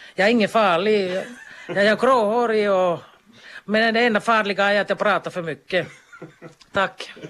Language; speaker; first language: Swedish; non-native, local second language; Finnish